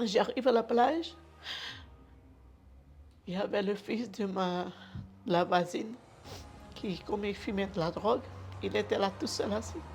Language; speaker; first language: French; non-native, learner; Portuguese